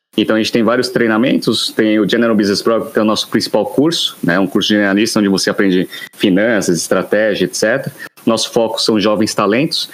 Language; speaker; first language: Portuguese; native; Portuguese